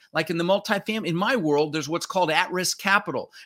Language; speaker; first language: English; early bilingual, other home language; Dutch